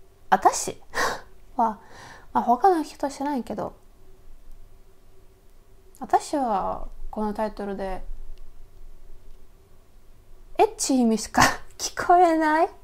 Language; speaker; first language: Japanese; non-native, learner; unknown